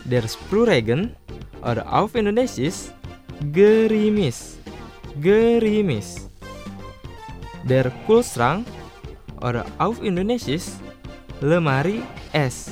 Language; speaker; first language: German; non-native, fluent; Indonesian